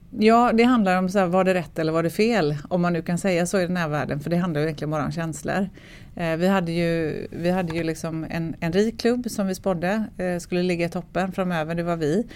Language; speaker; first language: Swedish; native; Swedish